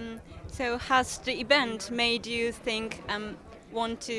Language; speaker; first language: English; non-native, learner; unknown